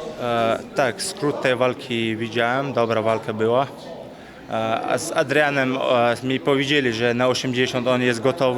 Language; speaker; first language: Polish; non-native, fluent; Chechen